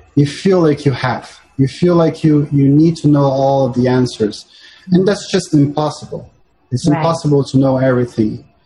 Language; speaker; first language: English; non-native, fluent; Portuguese